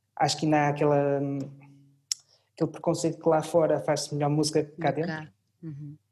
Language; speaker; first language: Portuguese; early bilingual, other home language; French